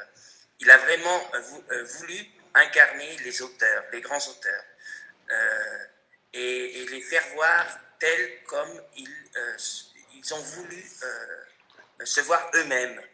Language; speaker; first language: French; non-native, fluent; Spanish